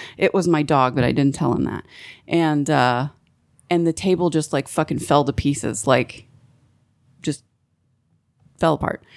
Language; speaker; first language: English; native; English